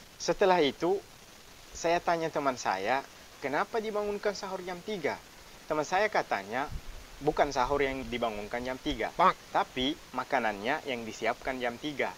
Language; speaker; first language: Indonesian; non-native, fluent; Arabic